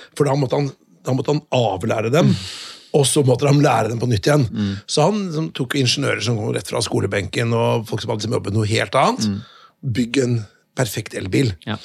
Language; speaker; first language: Norwegian; native; Norwegian